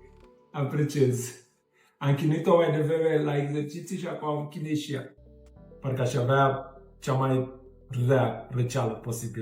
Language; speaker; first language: Romanian; native; Romanian